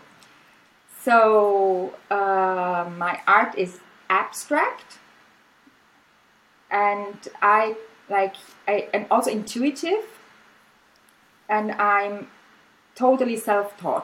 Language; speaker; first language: English; non-native, fluent; German